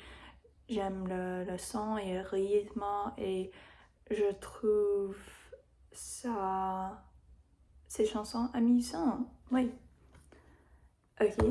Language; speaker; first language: French; non-native, learner; English